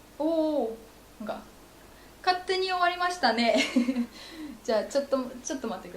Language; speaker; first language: Japanese; non-native, fluent; Polish